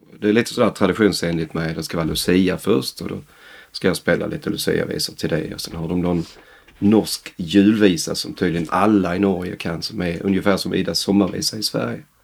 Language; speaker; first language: Swedish; native; Swedish